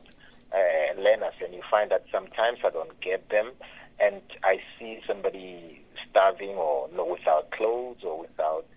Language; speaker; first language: English; non-native, local second language; Tsonga